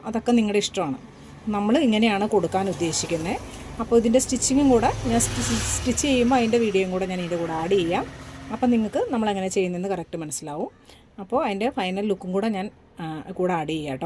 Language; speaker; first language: Malayalam; native; Malayalam